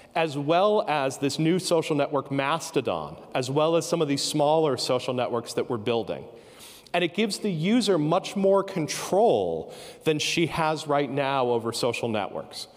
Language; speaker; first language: English; native; English